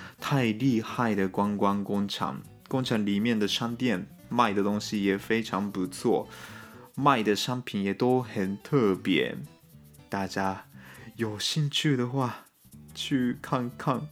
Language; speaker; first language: Chinese; non-native, fluent; Japanese